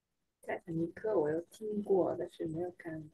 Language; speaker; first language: Chinese; non-native, learner; Vietnamese